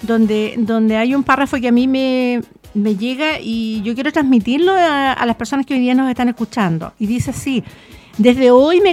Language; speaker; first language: Spanish; native; Spanish